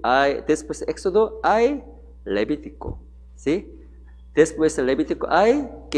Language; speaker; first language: Spanish; non-native, learner; Korean